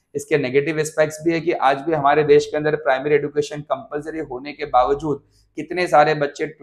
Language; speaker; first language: Hindi; non-native, local second language; Gujarati